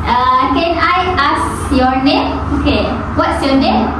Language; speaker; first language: English; non-native, local second language; Malay